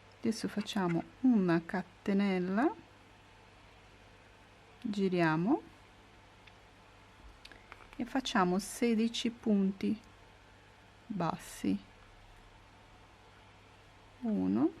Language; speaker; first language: Italian; non-native, learner; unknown